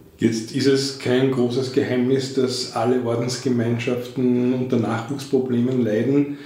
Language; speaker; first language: German; native; German